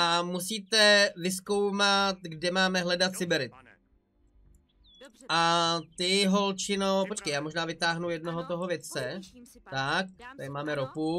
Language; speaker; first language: Czech; native; Czech